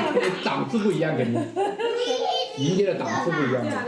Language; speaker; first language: Chinese; native; Chinese